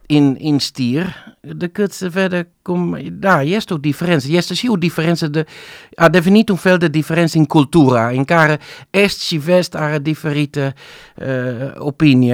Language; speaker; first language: Romanian; non-native, fluent; Dutch